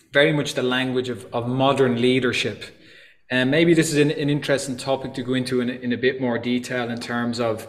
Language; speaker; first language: English; native; English